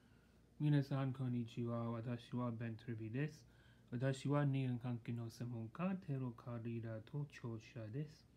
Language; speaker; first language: Japanese; non-native, learner; English